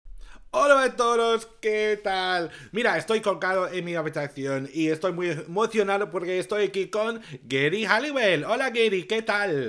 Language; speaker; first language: Spanish; non-native, learner; English